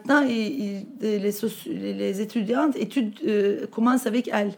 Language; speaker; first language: French; non-native, fluent; Turkish